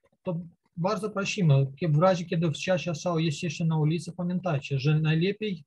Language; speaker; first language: Polish; non-native, learner; Ukrainian